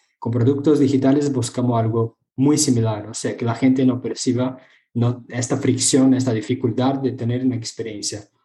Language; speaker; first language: Spanish; non-native, fluent; Portuguese